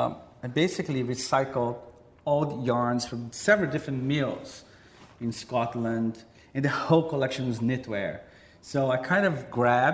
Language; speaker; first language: English; non-native, fluent; Portuguese